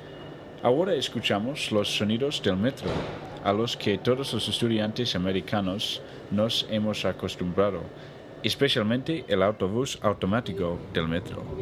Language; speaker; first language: Spanish; non-native, learner; English